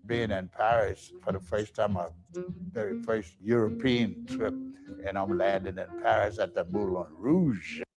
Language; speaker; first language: English; native; English